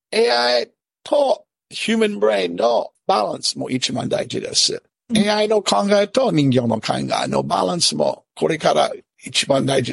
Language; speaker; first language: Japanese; non-native, learner; English